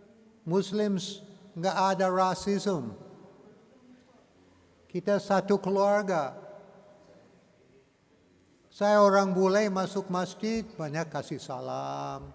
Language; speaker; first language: Indonesian; non-native, learner; English